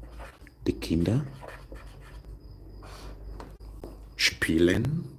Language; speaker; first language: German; non-native, learner; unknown